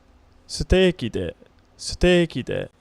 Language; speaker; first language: Japanese; non-native, learner; English